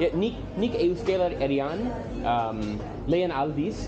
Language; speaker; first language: Basque; non-native, learner; English